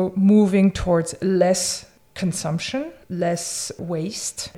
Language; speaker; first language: English; early bilingual, other home language; French